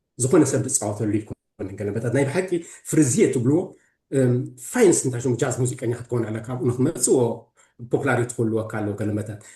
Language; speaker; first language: Tigrinya; early bilingual, heritage; Tigrinya